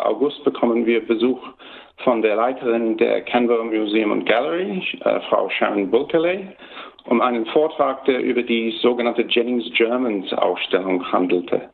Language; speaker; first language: German; early bilingual, heritage; German